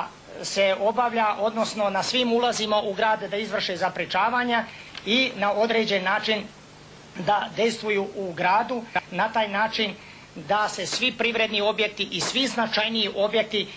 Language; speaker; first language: Bosnian; native; Bosnian